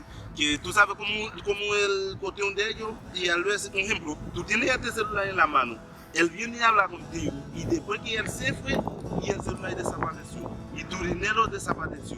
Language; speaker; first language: Spanish; non-native, learner; Haitian Creole